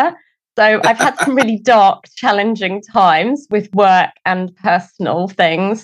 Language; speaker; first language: English; native; English